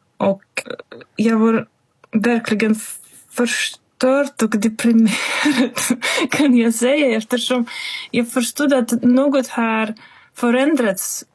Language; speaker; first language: Swedish; non-native, fluent; Russian